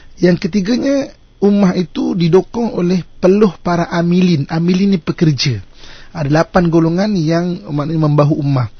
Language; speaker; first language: Malay; native; Malay